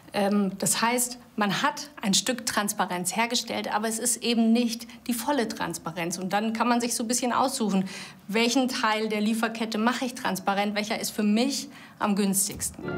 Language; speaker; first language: German; native; German